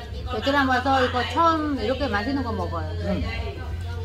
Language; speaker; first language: Korean; non-native, learner; Vietnamese